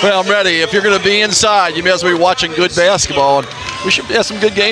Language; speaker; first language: English; native; English